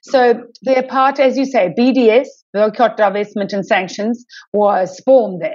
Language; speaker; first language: English; native; English